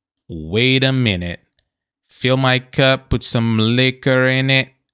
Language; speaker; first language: English; non-native, fluent; Portuguese